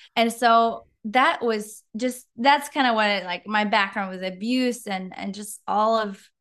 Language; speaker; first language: English; non-native, fluent; Czech